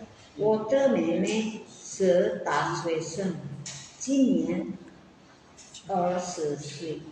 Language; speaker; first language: Chinese; non-native, learner; Indonesian